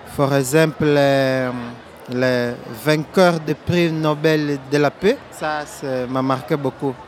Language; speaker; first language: French; non-native, learner; Portuguese